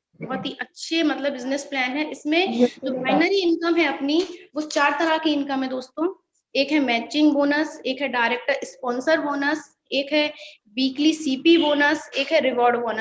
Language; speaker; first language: Hindi; native; Hindi